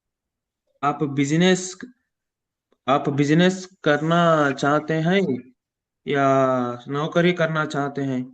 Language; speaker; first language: Hindi; non-native, learner; Telugu